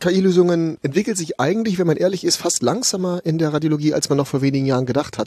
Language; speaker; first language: German; native; German